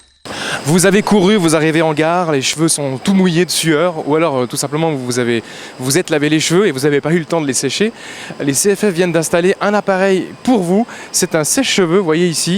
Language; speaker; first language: French; native; French